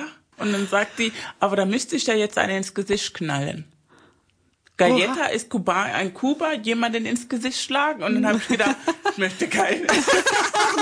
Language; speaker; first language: German; non-native, fluent; Spanish